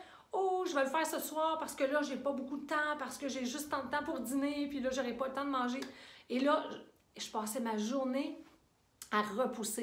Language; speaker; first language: French; native; French